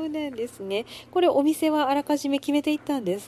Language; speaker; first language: Japanese; native; Japanese